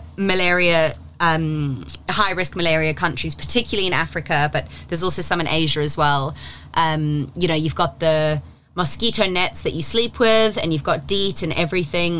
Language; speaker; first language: English; native; English